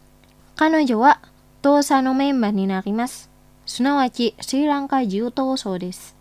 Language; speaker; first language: Japanese; non-native, fluent; Indonesian